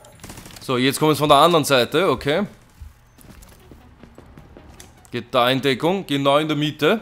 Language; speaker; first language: German; native; German